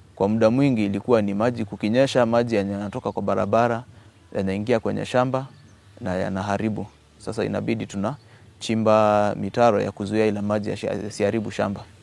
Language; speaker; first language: Swahili; non-native, local second language; Kamba